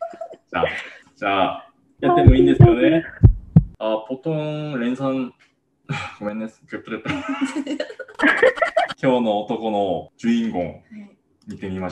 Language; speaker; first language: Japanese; non-native, fluent; Korean